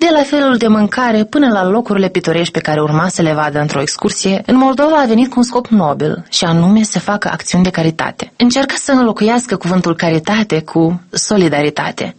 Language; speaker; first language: Romanian; native; Romanian